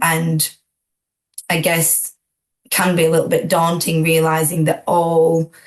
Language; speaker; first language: English; native; English